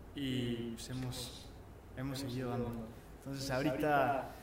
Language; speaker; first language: Spanish; native; Spanish